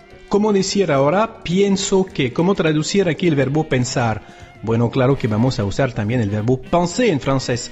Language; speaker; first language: Spanish; native; Spanish